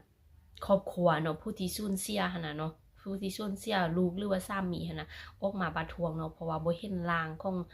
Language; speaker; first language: Thai; non-native, local second language; Lao